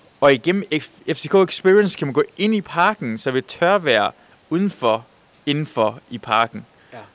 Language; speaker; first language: Danish; non-native, fluent; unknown